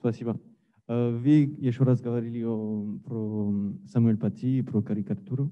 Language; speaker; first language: Russian; non-native, learner; French